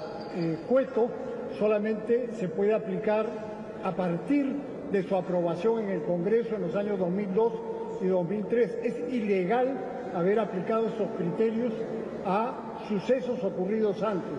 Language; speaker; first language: Spanish; native; Spanish